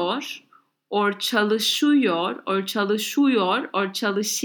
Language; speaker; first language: Turkish; non-native, learner; English